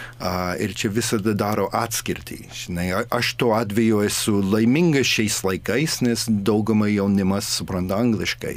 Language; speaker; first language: Lithuanian; early bilingual, heritage; English